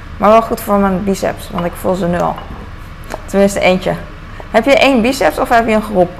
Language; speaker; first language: Dutch; early bilingual, other home language; Cantonese